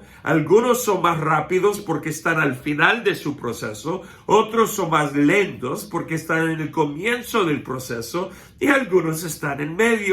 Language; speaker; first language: Spanish; non-native, fluent; English